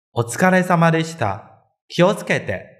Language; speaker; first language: Japanese; non-native, fluent; Chinese